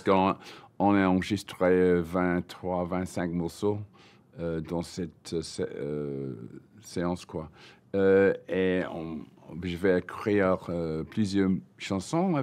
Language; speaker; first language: French; non-native, learner; English